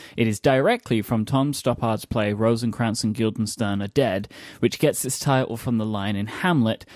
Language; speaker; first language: English; native; English